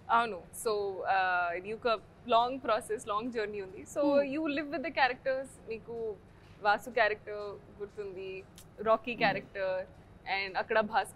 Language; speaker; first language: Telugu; non-native, learner; Hindi